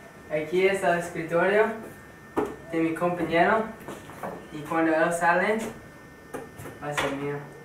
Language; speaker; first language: Spanish; non-native, fluent; English